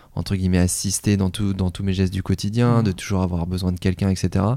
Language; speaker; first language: French; native; French